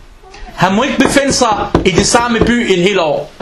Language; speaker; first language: Danish; non-native, fluent; Arabic